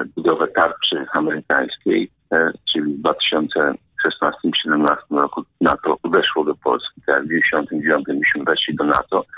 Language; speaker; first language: Polish; native; Polish